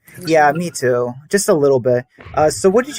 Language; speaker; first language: English; native; English